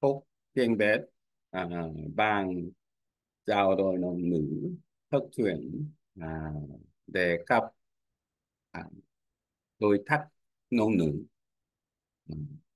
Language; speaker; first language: Vietnamese; non-native, learner; Korean